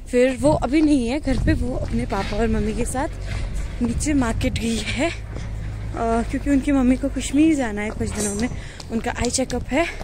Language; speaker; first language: Hindi; native; Hindi